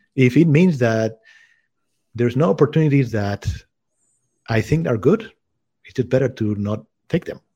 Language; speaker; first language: English; non-native, fluent; Spanish